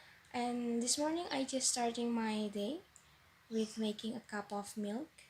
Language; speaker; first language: English; non-native, learner; Indonesian